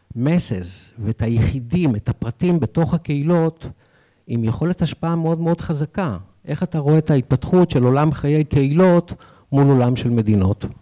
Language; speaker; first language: Hebrew; native; Hebrew